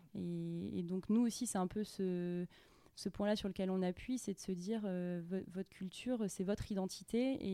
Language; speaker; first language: French; native; French